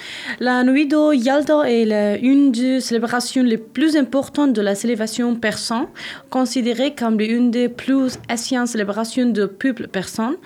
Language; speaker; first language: French; non-native, learner; Persian